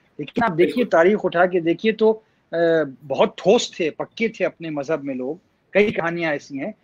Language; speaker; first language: Urdu; native; Urdu